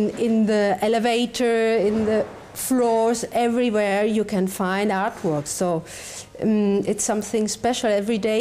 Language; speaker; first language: English; non-native, learner; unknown